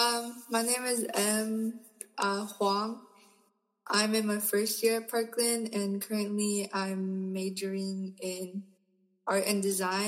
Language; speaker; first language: English; early bilingual, other home language; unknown